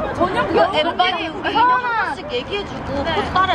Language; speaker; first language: Korean; native; Korean